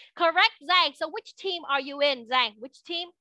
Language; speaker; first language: English; non-native, fluent; Vietnamese